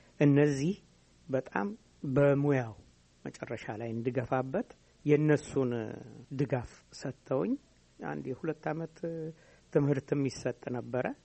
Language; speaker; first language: Amharic; native; Amharic